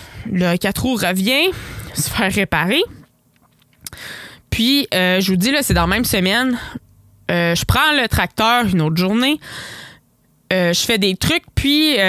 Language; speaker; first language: French; native; French